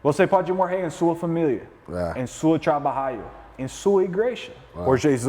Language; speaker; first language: Portuguese; non-native, learner; English